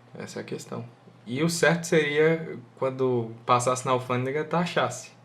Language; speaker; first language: Portuguese; native; Portuguese